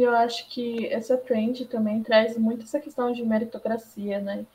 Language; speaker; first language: Portuguese; native; Portuguese